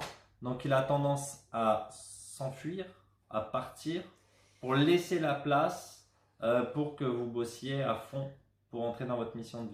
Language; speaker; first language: French; native; French